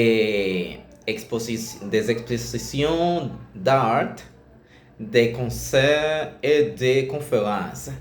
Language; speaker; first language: French; non-native, learner; Spanish